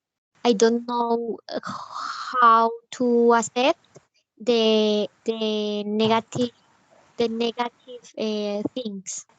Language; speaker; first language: English; non-native, learner; Spanish